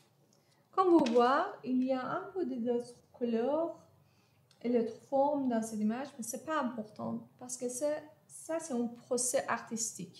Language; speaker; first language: French; non-native, fluent; Persian